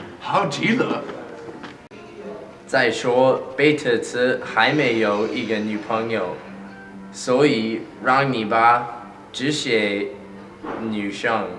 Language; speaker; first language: Chinese; non-native, learner; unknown